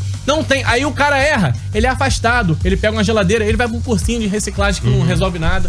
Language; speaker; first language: Portuguese; native; Portuguese